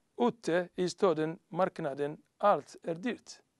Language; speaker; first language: Swedish; non-native, learner; Somali